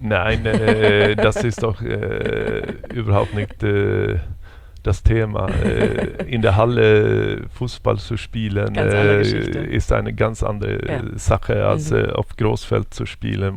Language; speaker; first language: German; non-native, fluent; Swedish